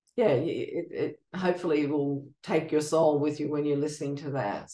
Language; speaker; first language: English; native; English